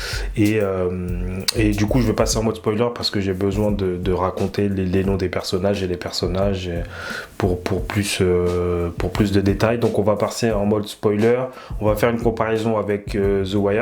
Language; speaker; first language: French; native; French